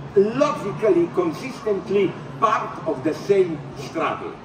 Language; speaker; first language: English; non-native, fluent; Slovenian